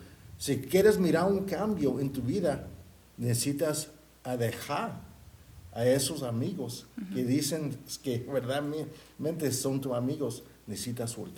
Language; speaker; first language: Spanish; early bilingual, heritage; Spanish